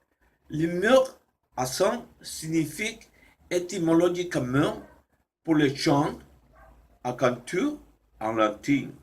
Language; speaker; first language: French; non-native, learner; Spanish